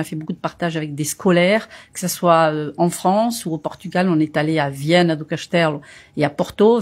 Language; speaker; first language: French; early bilingual, other home language; Portuguese